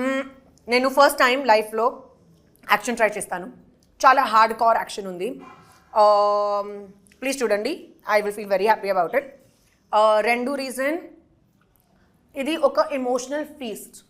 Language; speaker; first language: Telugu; non-native, local second language; Hindi